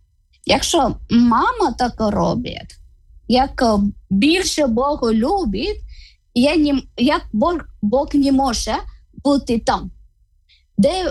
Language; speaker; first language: Ukrainian; non-native, learner; Malayalam